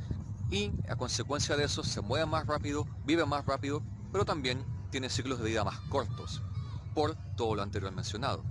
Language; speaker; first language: Spanish; native; Spanish